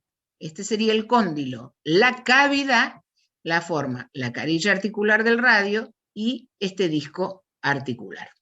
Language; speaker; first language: Spanish; native; Spanish